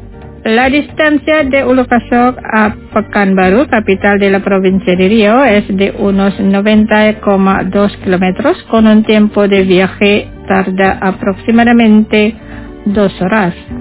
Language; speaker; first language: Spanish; non-native, fluent; Indonesian